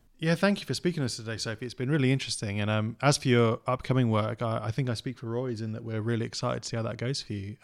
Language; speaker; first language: English; native; English